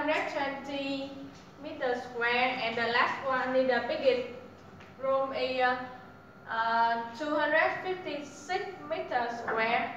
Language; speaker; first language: English; non-native, learner; Vietnamese